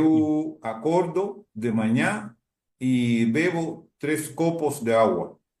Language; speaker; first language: Portuguese; non-native, learner; Spanish